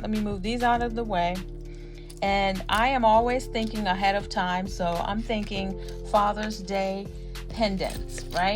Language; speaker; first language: English; native; English